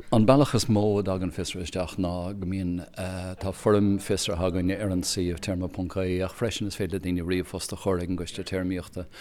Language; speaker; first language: Irish; native; Irish